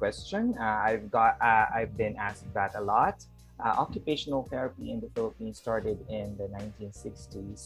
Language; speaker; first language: English; non-native, local second language; Filipino